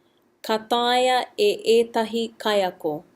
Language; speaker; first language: Māori; non-native, fluent; English